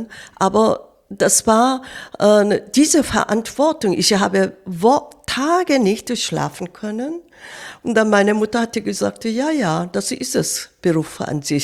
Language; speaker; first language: German; non-native, fluent; Korean